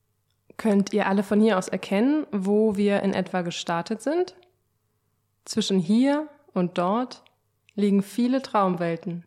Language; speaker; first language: German; native; German